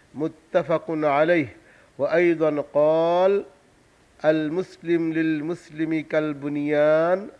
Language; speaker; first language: Arabic; non-native, fluent; Bangla